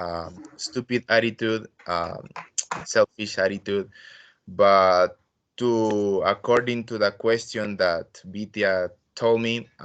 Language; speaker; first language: English; non-native, learner; Spanish